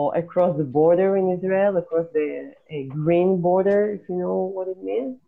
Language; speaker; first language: English; non-native, fluent; Hebrew